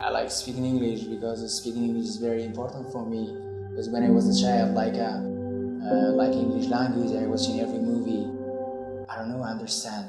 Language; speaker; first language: English; non-native, learner; Central Kurdish